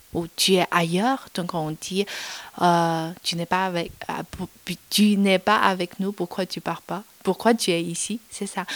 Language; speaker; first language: French; non-native, learner; Chinese